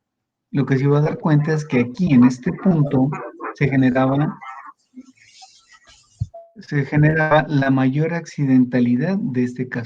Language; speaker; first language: Spanish; native; Spanish